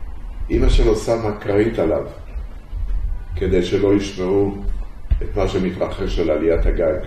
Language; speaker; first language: Hebrew; early bilingual, other home language; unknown